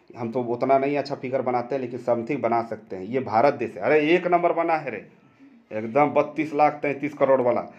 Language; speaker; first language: Hindi; native; Hindi